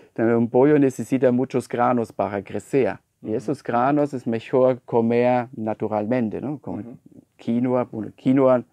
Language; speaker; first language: Spanish; non-native, fluent; German